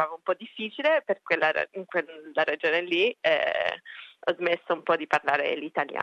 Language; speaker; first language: Italian; early bilingual, heritage; Italian